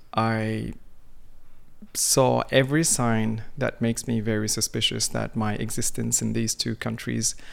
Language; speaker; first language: English; non-native, fluent; Arabic